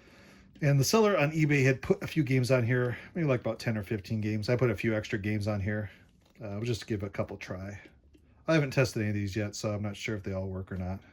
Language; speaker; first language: English; native; English